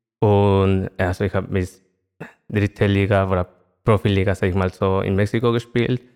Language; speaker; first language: German; non-native, fluent; Spanish